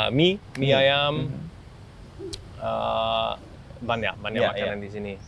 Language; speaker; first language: Indonesian; non-native, fluent; German